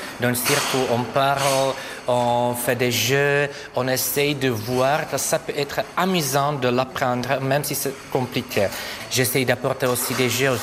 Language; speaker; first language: French; non-native, fluent; Czech